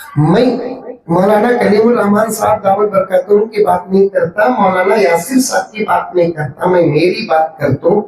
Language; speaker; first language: Urdu; native; Urdu